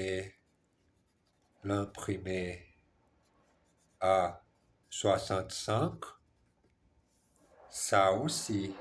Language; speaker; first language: French; non-native, learner; Portuguese